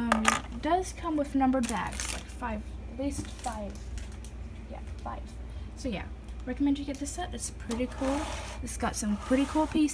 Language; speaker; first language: English; native; English